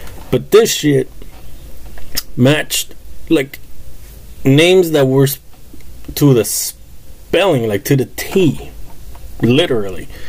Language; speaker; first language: English; early bilingual, other home language; Spanish